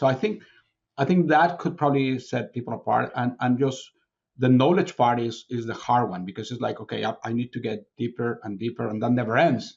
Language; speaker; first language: English; non-native, fluent; Spanish